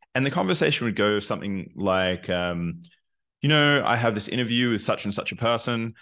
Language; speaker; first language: English; native; English